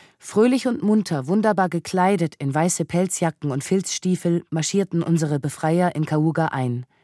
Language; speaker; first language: German; native; German